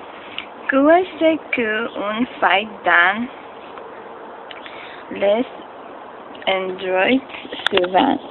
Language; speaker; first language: French; non-native, learner; English